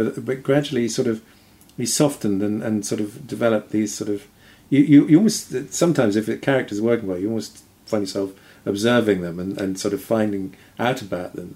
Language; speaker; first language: English; native; English